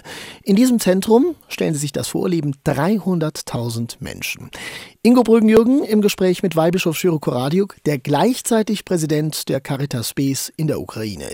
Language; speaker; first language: German; native; German